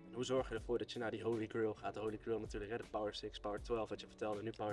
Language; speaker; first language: Dutch; native; Dutch